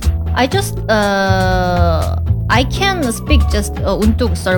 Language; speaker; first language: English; non-native, learner; Korean